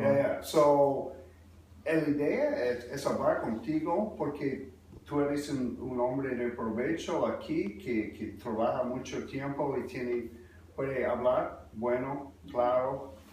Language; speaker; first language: Spanish; non-native, learner; English